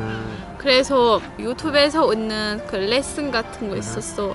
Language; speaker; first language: Korean; non-native, learner; Turkish